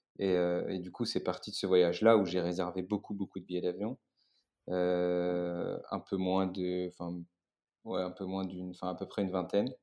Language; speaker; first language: French; native; French